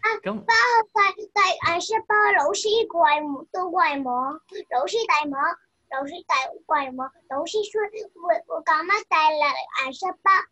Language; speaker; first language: Chinese; early bilingual, other home language; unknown